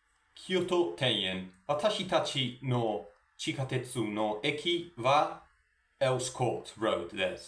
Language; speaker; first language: Japanese; non-native, learner; Spanish